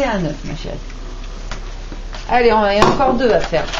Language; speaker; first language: French; native; French